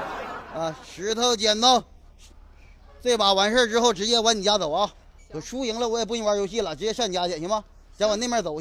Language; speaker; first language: Chinese; native; Chinese